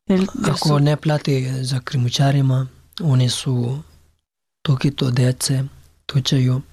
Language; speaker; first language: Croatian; non-native, learner; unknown